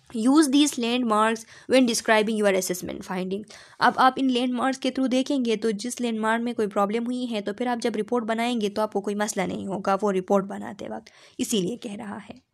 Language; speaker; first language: Urdu; non-native, local second language; Pashto